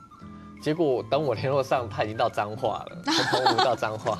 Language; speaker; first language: Chinese; native; Chinese